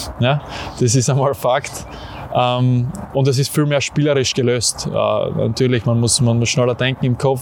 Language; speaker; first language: German; native; German